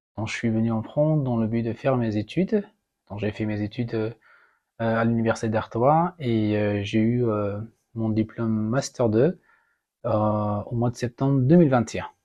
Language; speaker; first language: French; non-native, fluent; Persian